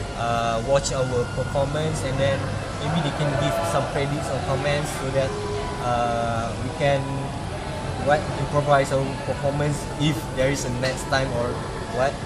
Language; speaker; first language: English; non-native, learner; Malay